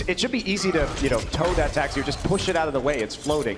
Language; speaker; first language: English; native; English